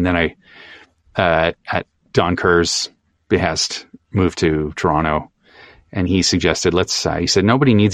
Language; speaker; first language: English; native; English